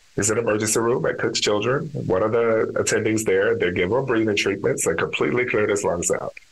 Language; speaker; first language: English; native; English